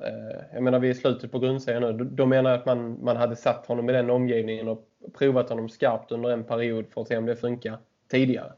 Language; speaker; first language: Swedish; native; Swedish